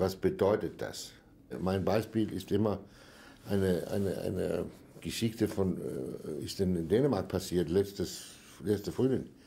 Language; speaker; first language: German; non-native, fluent; Danish